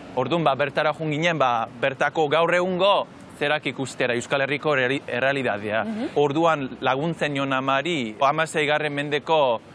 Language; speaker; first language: Basque; non-native, fluent; English